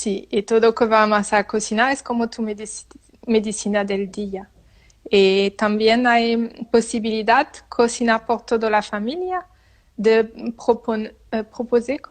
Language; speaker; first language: Spanish; non-native, learner; French